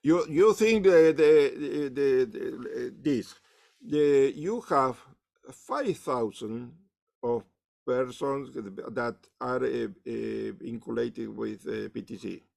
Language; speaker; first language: English; non-native, learner; Spanish